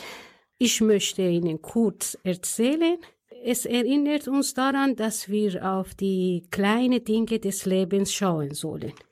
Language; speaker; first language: German; non-native, learner; Persian